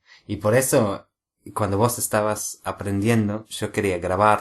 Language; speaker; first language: Spanish; non-native, fluent; English